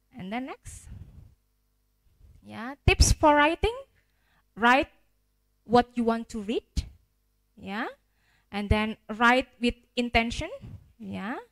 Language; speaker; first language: English; non-native, fluent; Indonesian